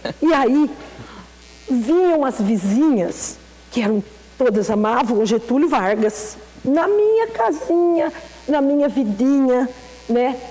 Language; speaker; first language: Portuguese; native; Portuguese